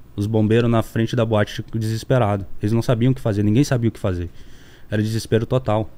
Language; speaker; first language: Portuguese; native; Portuguese